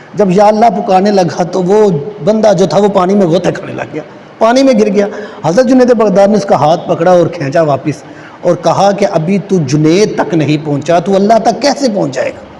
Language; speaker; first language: Urdu; native; Urdu